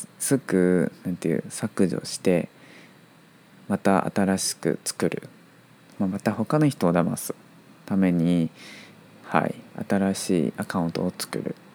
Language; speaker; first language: Japanese; non-native, fluent; Chinese